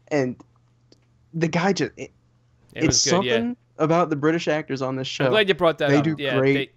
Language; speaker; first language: English; native; English